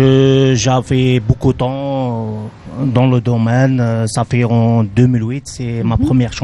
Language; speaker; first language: French; non-native, local second language; Arabic